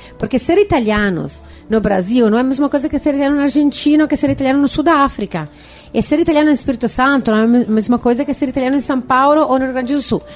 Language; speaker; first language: Portuguese; non-native, fluent; Italian